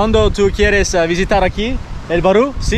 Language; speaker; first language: Spanish; non-native, learner; Turkish